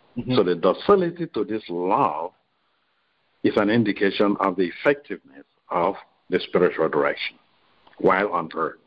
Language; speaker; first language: English; non-native, local second language; Igbo